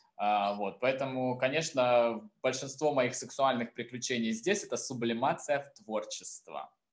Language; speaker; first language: Russian; native; Russian